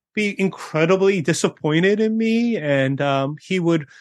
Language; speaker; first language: English; early bilingual, other home language; Korean